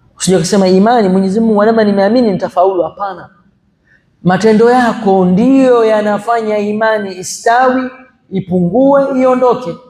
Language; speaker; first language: Swahili; native; Swahili